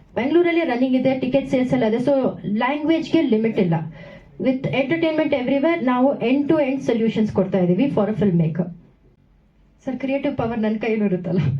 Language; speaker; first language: Kannada; non-native, local second language; Tamil